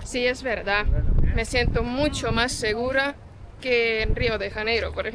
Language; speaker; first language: Spanish; non-native, fluent; Estonian